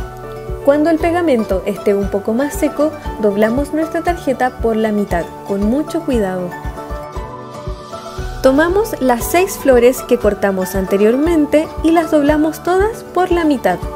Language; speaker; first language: Spanish; native; Spanish